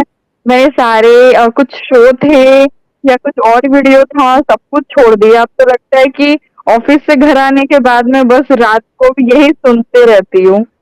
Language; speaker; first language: Hindi; native; Hindi